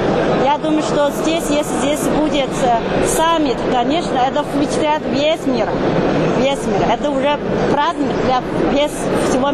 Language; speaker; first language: Russian; non-native, fluent; Chinese